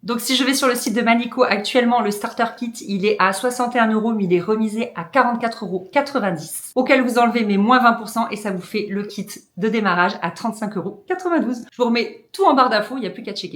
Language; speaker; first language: French; native; French